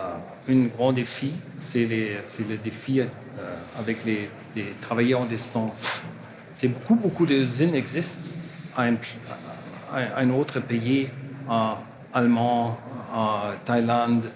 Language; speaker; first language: French; non-native, learner; German